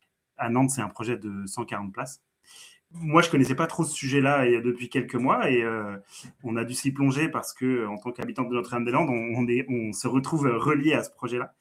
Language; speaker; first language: French; native; French